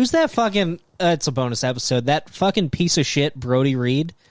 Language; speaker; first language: English; native; English